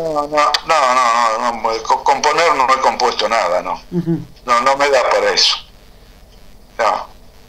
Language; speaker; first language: Spanish; native; Spanish